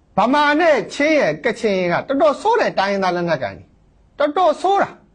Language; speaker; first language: Burmese; non-native, local second language; Hakha Chin